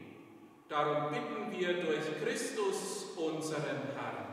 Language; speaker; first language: German; native; German